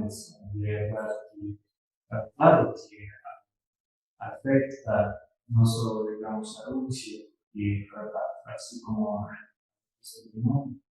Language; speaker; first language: Spanish; non-native, fluent; Russian